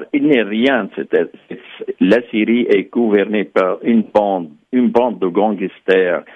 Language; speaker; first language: French; non-native, fluent; Arabic